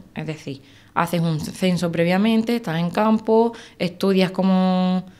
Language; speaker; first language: Spanish; native; Spanish